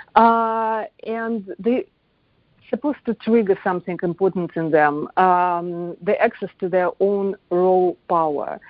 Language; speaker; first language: English; non-native, fluent; Russian